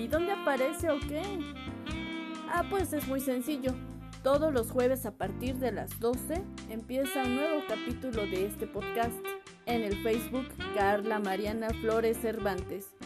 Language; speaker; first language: Spanish; native; Spanish